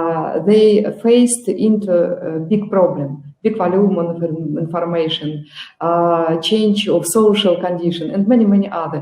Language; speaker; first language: English; non-native, learner; Russian